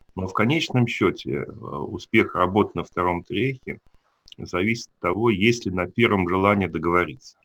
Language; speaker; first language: Russian; native; Russian